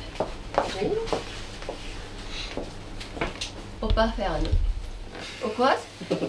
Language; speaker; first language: French; non-native, learner; Japanese